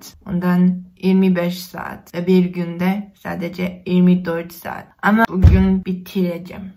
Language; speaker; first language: Turkish; non-native, learner; Korean